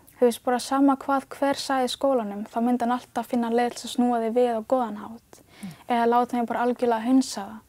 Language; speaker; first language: Icelandic; early bilingual, other home language; Ganda